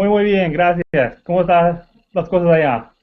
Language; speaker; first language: Spanish; non-native, learner; English